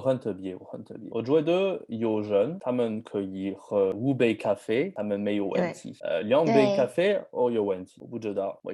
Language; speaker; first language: Chinese; non-native, learner; French